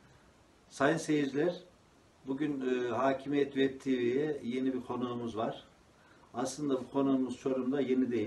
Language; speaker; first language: Turkish; native; Turkish